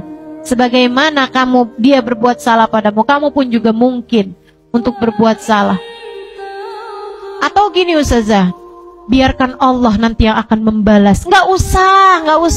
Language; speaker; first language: Indonesian; native; Indonesian